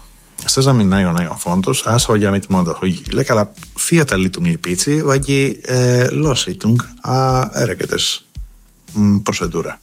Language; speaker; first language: Hungarian; non-native, learner; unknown